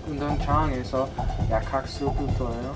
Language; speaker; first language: Korean; non-native, learner; English